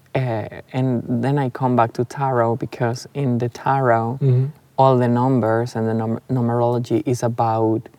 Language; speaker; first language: English; non-native, fluent; Spanish